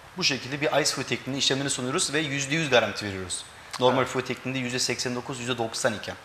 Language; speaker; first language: Turkish; early bilingual, heritage; Turkish